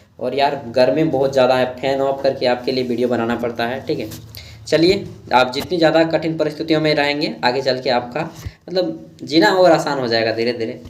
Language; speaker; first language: Hindi; non-native, local second language; Magahi